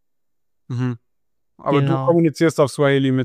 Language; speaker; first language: German; native; German